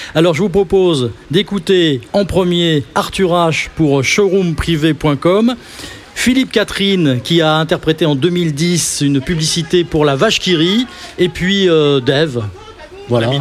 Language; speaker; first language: French; native; French